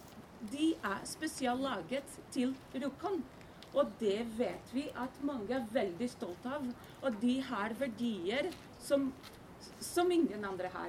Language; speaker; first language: Norwegian; non-native, fluent; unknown